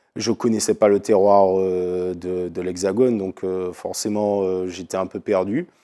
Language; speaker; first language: French; native; French